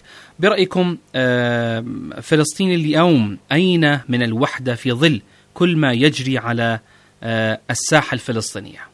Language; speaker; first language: Arabic; native; Arabic